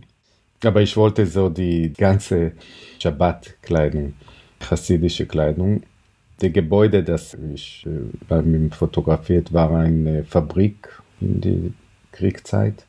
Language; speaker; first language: German; non-native, fluent; Hebrew